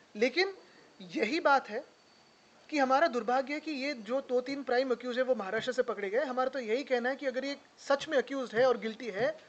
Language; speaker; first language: Hindi; non-native, local second language; Marathi